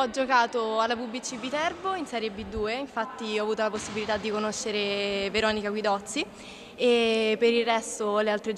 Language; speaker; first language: Italian; native; Italian